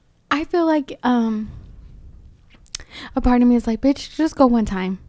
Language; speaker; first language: English; early bilingual, other home language; Spanish